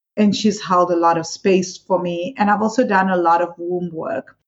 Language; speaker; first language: English; non-native, local second language; Swati